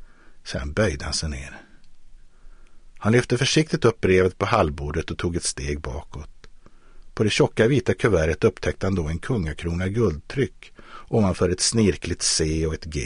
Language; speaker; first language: Swedish; native; Swedish